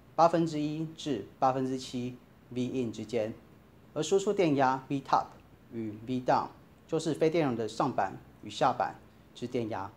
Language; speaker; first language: Chinese; native; Chinese